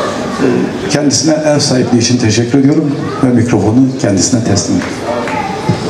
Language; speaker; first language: Turkish; native; Turkish